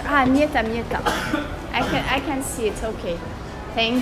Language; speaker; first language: English; non-native, fluent; French